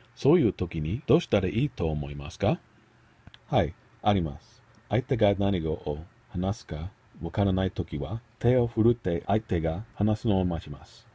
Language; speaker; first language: Japanese; non-native, learner; English